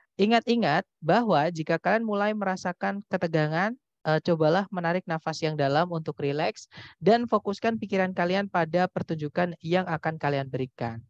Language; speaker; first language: Indonesian; native; Indonesian